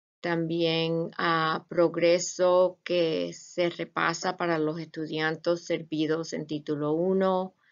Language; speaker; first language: Spanish; non-native, fluent; English